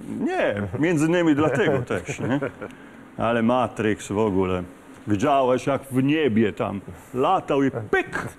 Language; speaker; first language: Polish; non-native, fluent; Italian